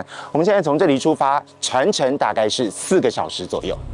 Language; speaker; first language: Chinese; native; Chinese